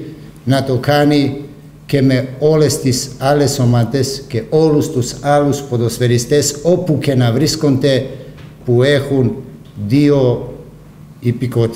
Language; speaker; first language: Greek; non-native, fluent; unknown